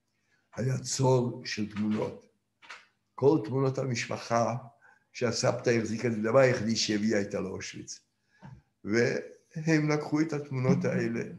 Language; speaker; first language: Hebrew; non-native, fluent; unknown